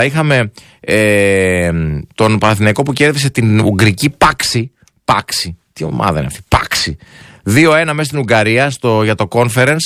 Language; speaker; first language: Greek; native; Greek